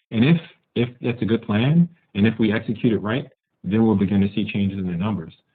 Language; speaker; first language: English; native; English